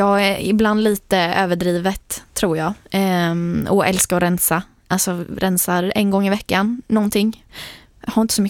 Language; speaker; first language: Swedish; native; Swedish